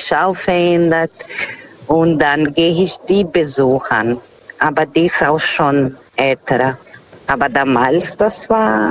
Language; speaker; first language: German; non-native, learner; Portuguese